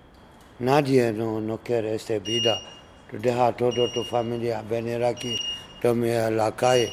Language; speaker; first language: Spanish; non-native, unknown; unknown